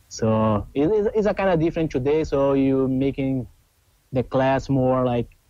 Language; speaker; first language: English; non-native, learner; Portuguese